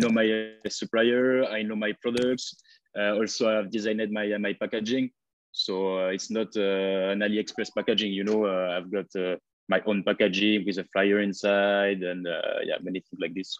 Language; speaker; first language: English; non-native, fluent; French